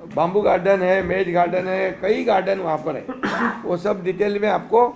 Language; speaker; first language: Hindi; non-native, local second language; Marathi